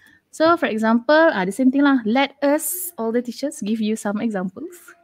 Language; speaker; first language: English; non-native, local second language; Malay